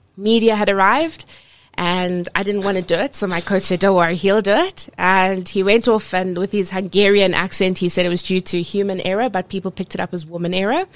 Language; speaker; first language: English; native; English